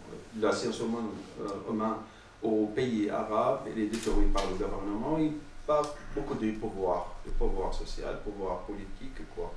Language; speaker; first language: French; non-native, learner; Arabic